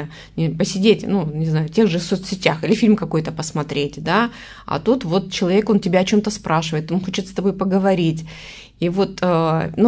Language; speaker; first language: Russian; native; Russian